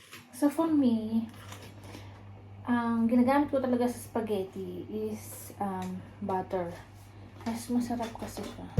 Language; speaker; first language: Filipino; native; Filipino